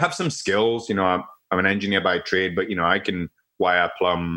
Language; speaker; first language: English; native; English